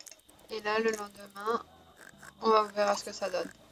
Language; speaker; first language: French; native; French